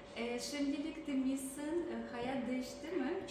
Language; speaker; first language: Turkish; non-native, learner; Ukrainian